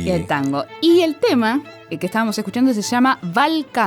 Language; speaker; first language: Spanish; native; Spanish